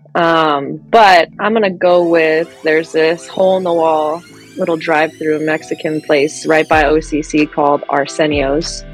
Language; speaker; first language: English; early bilingual, other home language; French